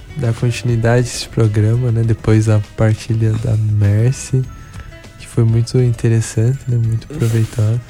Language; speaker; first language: Portuguese; native; Portuguese